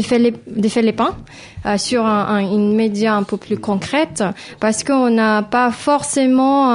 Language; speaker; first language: French; non-native, fluent; Filipino